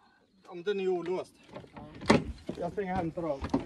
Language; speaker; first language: Swedish; native; Swedish